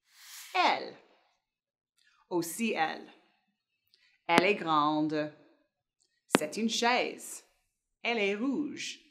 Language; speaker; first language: French; non-native, fluent; English